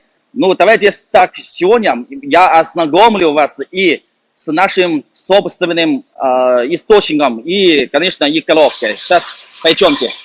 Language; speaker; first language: Russian; non-native, learner; Chinese